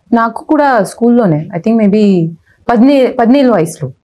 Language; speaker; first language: Telugu; non-native, learner; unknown